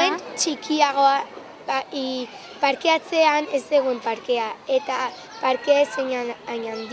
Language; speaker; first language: Basque; non-native, local second language; Spanish